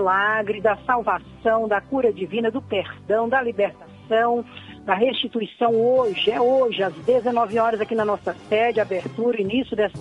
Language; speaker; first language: Portuguese; native; Portuguese